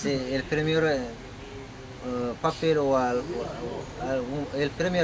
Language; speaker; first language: Spanish; non-native, learner; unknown